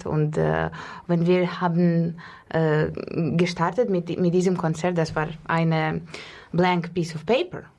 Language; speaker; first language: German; non-native, learner; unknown